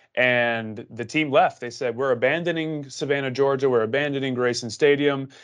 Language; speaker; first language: English; native; English